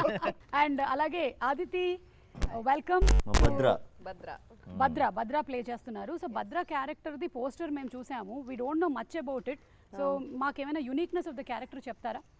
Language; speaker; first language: Telugu; native; Telugu